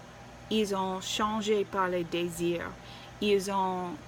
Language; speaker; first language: French; non-native, learner; English